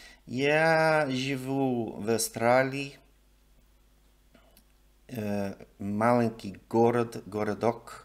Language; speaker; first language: Russian; non-native, learner; English